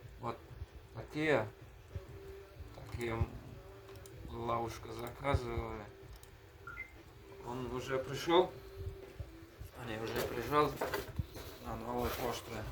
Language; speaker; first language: Russian; non-native, learner; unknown